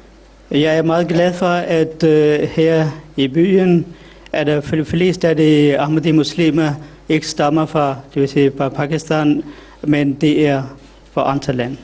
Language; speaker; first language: Danish; non-native, fluent; Urdu